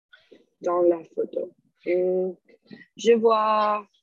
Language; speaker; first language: French; non-native, learner; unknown